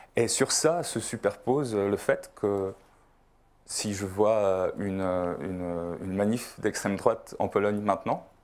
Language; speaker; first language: French; non-native, fluent; Polish